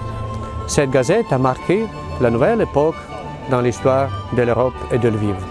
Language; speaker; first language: French; non-native, fluent; Ukrainian